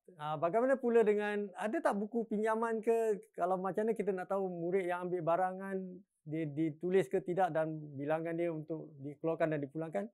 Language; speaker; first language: Malay; non-native, local second language; Chinese